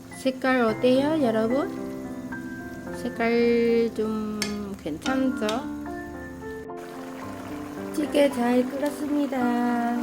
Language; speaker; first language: Korean; non-native, learner; Vietnamese